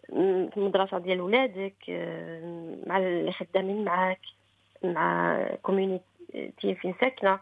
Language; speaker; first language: Arabic; early bilingual, heritage; Arabic